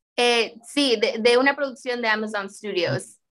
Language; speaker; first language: Spanish; early bilingual, heritage; Spanish